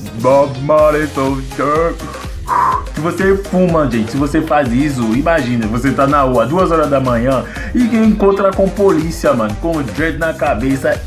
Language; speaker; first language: Portuguese; non-native, fluent; Haitian Creole